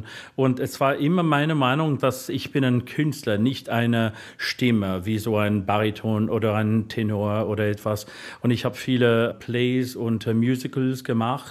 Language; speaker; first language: German; non-native, fluent; English